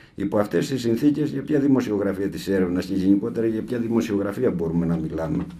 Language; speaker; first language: Greek; native; Greek